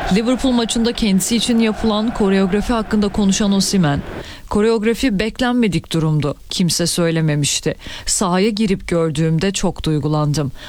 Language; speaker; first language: Turkish; native; Turkish